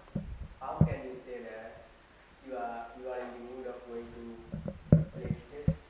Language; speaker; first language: English; non-native, learner; Hindi